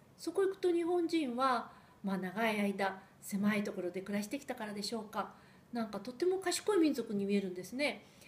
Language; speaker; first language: Japanese; early bilingual, heritage; Japanese